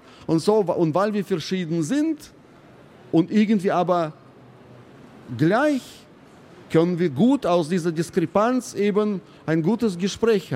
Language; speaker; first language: German; non-native, fluent; Russian